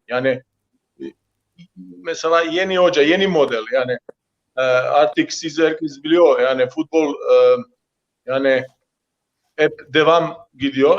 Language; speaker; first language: Turkish; non-native, learner; Croatian